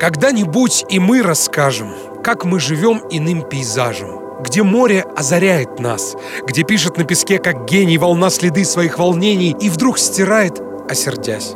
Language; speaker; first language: Russian; native; Russian